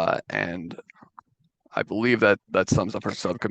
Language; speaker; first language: English; native; English